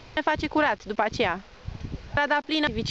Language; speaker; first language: Romanian; native; Romanian